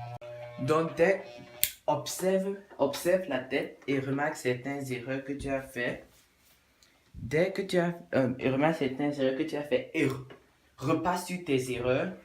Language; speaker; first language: French; non-native, local second language; English